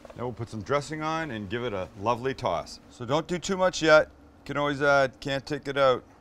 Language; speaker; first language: English; native; English